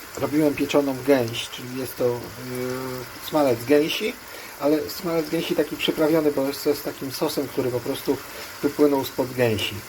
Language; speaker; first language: Polish; native; Polish